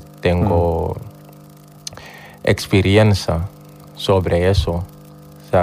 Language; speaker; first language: Spanish; non-native, learner; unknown